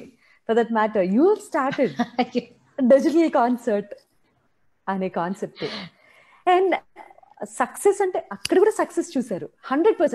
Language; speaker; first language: Telugu; native; Telugu